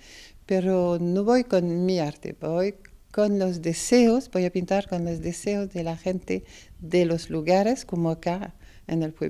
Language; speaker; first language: Spanish; non-native, fluent; French